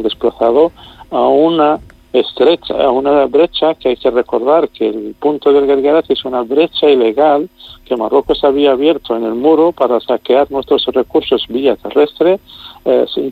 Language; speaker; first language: Spanish; non-native, local second language; Arabic